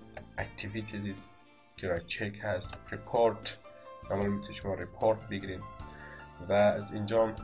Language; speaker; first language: Persian; native; Persian